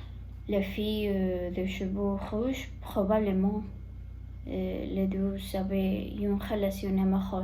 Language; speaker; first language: French; non-native, learner; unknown